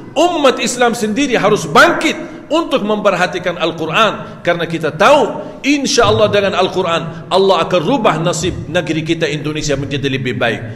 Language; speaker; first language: Malay; non-native, fluent; Arabic